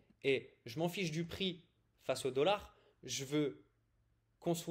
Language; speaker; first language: French; native; French